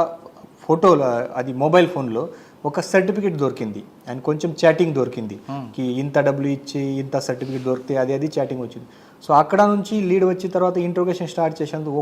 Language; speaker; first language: Telugu; non-native, learner; Marathi